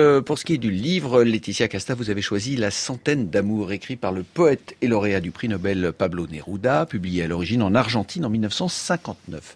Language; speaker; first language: French; native; French